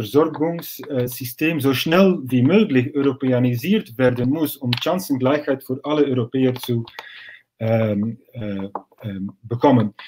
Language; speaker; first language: German; non-native, fluent; Dutch